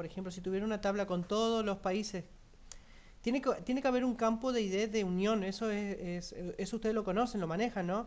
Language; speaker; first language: Spanish; native; Spanish